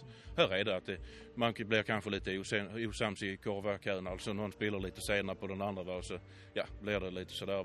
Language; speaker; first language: Swedish; native; Swedish